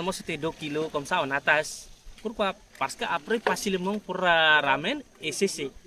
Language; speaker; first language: French; non-native, learner; Balinese